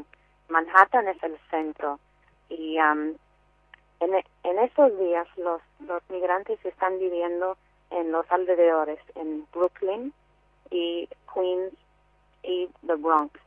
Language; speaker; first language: Spanish; non-native, fluent; English